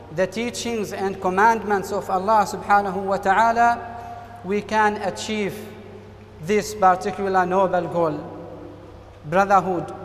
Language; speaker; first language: English; non-native, fluent; Arabic